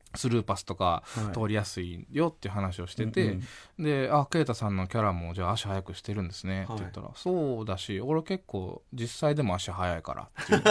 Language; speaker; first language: Japanese; native; Japanese